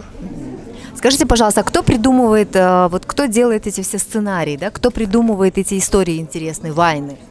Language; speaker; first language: Russian; native; Russian